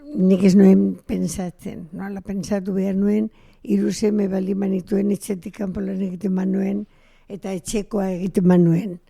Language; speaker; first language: Basque; non-native, local second language; Spanish